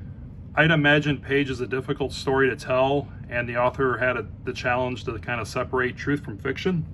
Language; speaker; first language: English; native; English